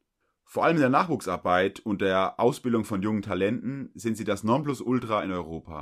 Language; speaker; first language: German; native; German